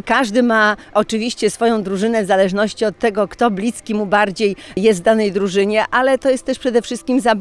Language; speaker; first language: Polish; native; Polish